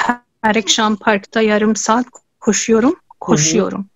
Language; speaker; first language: Turkish; non-native, learner; Urdu